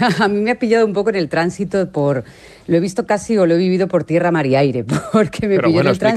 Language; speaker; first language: Spanish; native; Spanish